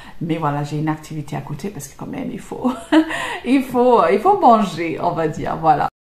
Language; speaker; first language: French; non-native, fluent; English